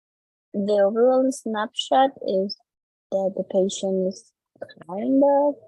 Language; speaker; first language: English; non-native, learner; Spanish